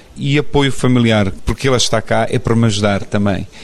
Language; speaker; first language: Portuguese; non-native, fluent; Bosnian